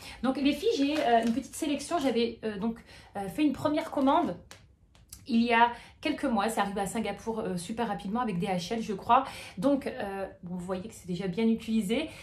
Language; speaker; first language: French; native; French